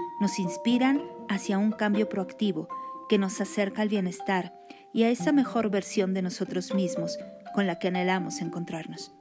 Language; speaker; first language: Spanish; native; Spanish